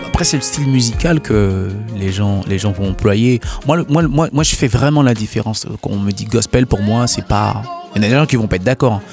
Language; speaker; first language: French; non-native, local second language; Haitian Creole